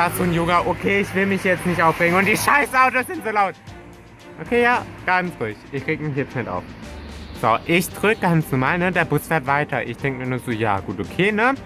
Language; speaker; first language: German; native; German